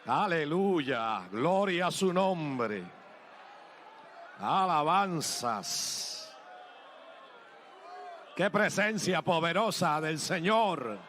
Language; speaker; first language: Spanish; native; Spanish